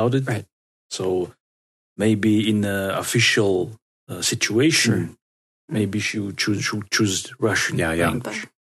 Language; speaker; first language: English; non-native, learner; Russian